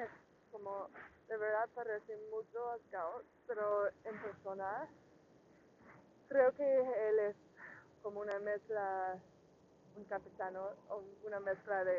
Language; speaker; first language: Spanish; non-native, learner; English